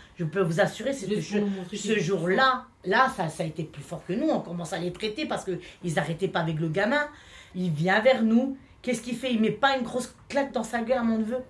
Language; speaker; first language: French; non-native, local second language; Romany